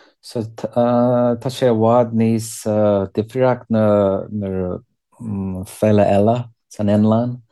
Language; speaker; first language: Irish; non-native, learner; English